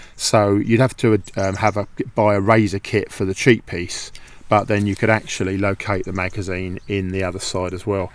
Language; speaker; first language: English; native; English